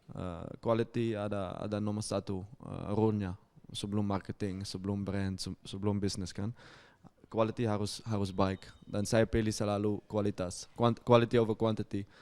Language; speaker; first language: Indonesian; non-native, fluent; Dutch